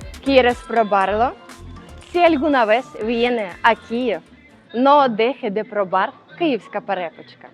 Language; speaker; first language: Spanish; non-native, learner; Ukrainian